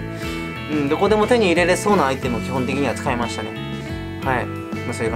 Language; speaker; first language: Japanese; native; Japanese